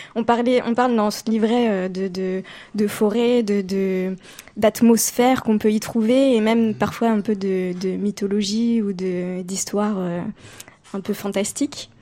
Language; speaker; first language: French; native; French